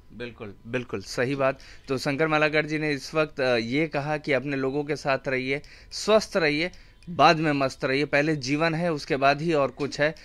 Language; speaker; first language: Hindi; native; Hindi